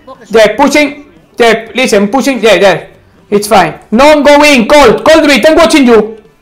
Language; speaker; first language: English; non-native, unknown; Spanish